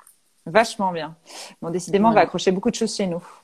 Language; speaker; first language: French; native; French